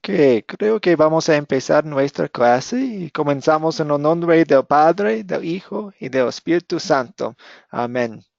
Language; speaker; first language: Spanish; non-native, fluent; English